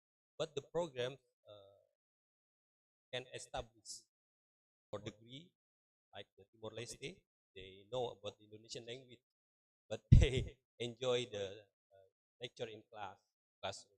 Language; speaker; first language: English; non-native, learner; Indonesian